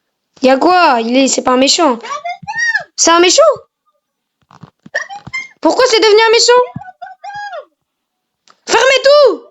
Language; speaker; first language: French; native; French